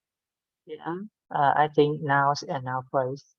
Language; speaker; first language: English; non-native, learner; Vietnamese